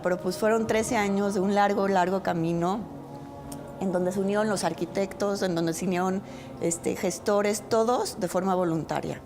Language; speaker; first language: Spanish; native; Spanish